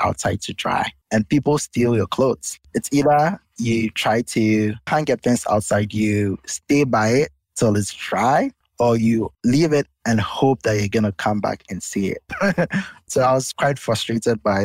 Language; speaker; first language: English; non-native, local second language; Akan